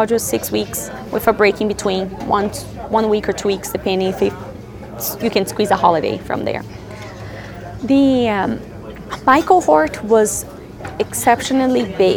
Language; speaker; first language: English; non-native, fluent; Portuguese